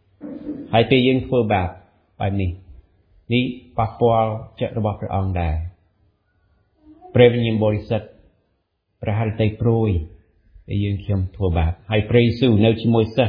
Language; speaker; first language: Khmer; non-native, fluent; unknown